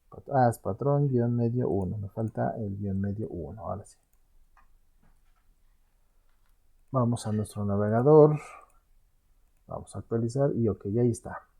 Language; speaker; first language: Spanish; native; Spanish